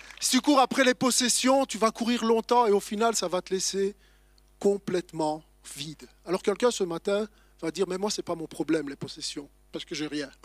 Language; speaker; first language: French; native; French